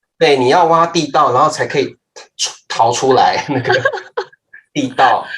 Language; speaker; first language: Chinese; native; Chinese